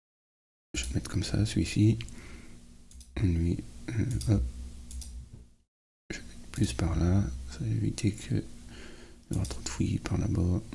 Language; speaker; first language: French; native; French